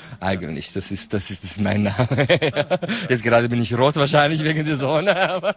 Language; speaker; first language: German; non-native, fluent; Kurdish